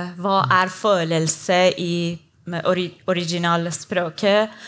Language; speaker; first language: Norwegian; non-native, learner; Persian